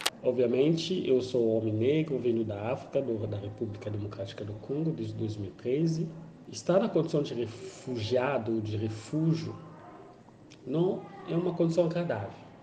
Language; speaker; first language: Portuguese; non-native, fluent; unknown